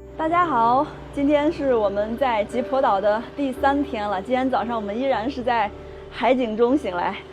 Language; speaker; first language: Chinese; native; Chinese